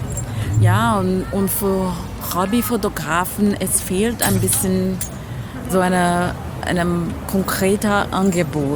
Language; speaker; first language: German; non-native, fluent; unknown